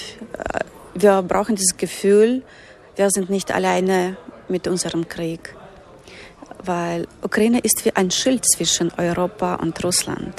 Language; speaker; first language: German; non-native, fluent; Ukrainian